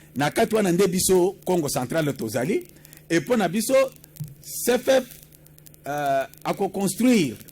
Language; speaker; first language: Lingala; non-native, local second language; Kongo